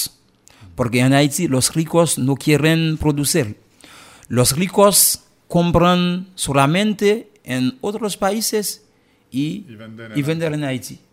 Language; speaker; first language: Spanish; non-native, learner; Haitian Creole